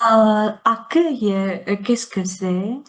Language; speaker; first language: French; non-native, learner; Chinese